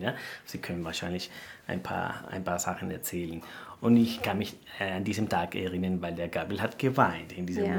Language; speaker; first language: German; non-native, fluent; Spanish